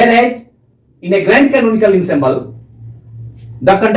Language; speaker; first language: English; non-native, local second language; Hindi